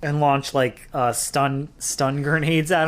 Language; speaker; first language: English; native; English